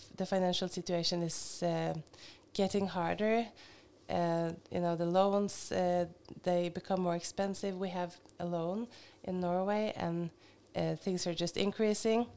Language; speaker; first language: English; non-native, fluent; Norwegian